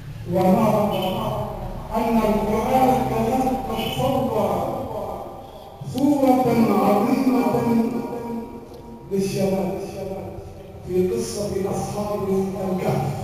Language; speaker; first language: Arabic; native; Arabic